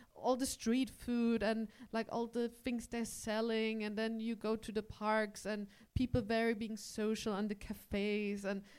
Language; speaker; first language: English; early bilingual, heritage; English